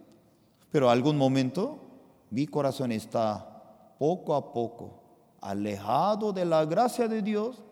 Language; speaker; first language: Spanish; non-native, fluent; Korean